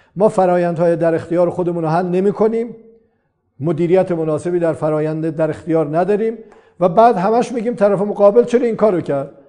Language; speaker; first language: Persian; non-native, local second language; Azerbaijani